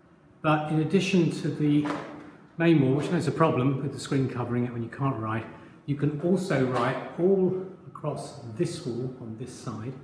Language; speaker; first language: English; native; English